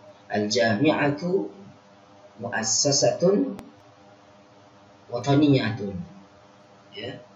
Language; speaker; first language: Arabic; non-native, fluent; Indonesian